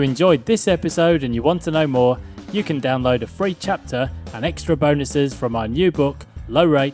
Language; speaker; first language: English; native; English